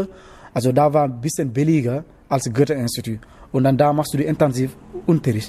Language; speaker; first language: German; non-native, learner; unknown